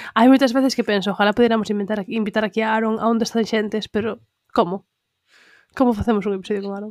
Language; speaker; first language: Galician; non-native, local second language; Spanish